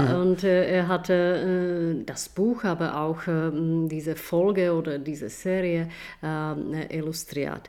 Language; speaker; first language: German; non-native, fluent; Czech